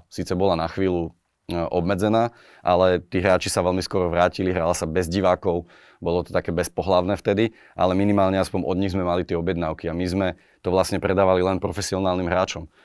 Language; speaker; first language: Slovak; native; Slovak